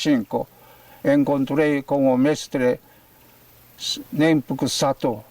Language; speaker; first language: Portuguese; non-native, fluent; Japanese